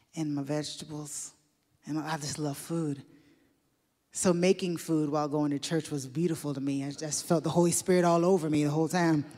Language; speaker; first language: English; native; English